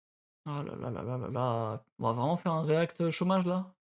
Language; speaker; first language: French; native; French